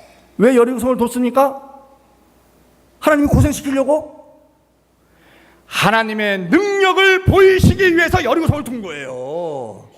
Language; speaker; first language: Korean; native; Korean